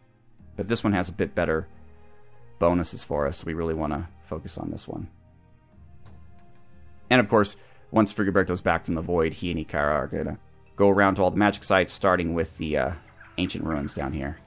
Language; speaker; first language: English; native; English